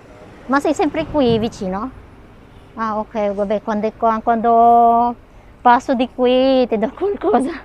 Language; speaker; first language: Italian; non-native, fluent; Filipino